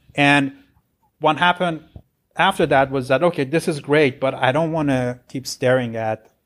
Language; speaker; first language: English; non-native, fluent; Persian